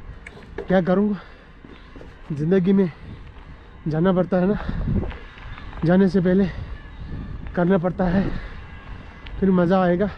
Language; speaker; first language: Hindi; non-native, learner; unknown